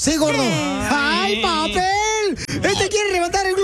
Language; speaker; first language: Spanish; native; Spanish